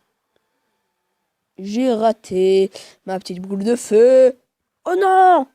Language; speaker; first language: French; native; French